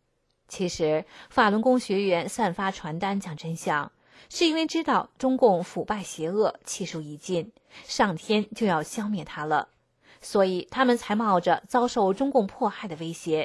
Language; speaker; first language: Chinese; native; Chinese